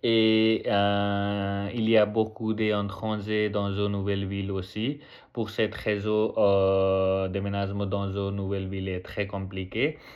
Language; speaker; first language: French; non-native, learner; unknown